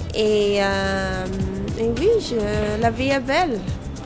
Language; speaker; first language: French; non-native, fluent; Dutch